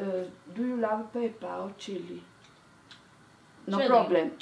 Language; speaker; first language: English; non-native, learner; Italian